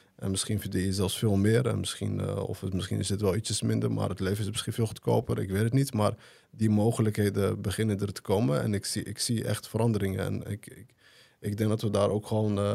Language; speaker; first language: Dutch; early bilingual, other home language; Arabic